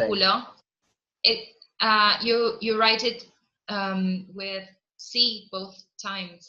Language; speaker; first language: English; non-native, fluent; Spanish